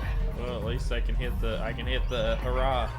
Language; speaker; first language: English; native; English